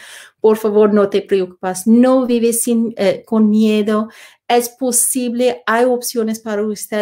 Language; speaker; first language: Spanish; non-native, learner; English